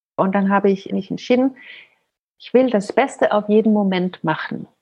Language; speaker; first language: German; non-native, fluent; Danish